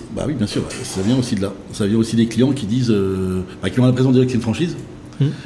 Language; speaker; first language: French; native; French